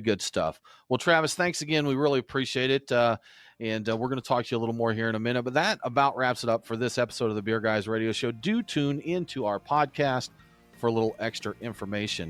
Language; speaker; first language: English; native; English